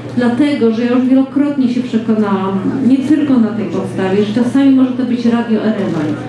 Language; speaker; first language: Polish; native; Polish